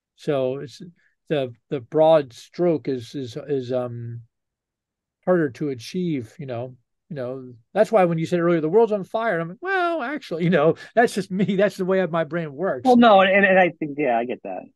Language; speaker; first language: English; native; English